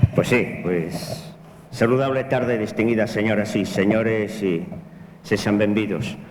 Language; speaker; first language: Spanish; native; Spanish